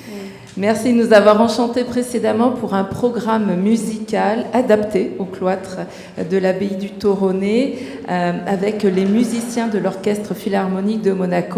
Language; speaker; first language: French; native; French